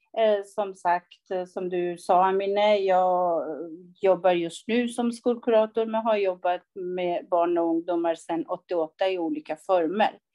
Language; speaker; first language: Swedish; non-native, fluent; Persian